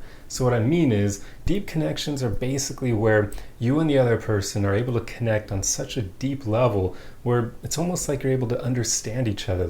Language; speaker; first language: English; native; English